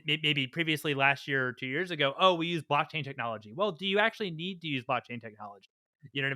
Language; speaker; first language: English; native; English